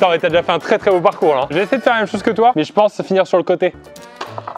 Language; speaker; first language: French; native; French